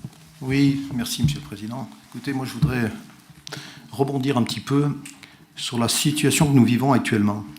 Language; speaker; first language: French; native; French